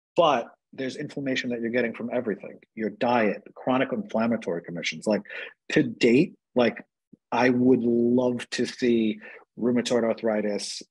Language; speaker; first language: English; native; English